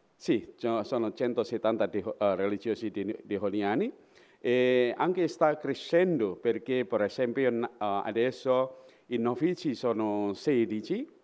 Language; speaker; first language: Italian; non-native, fluent; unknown